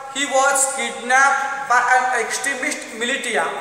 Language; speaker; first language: English; non-native, local second language; Marathi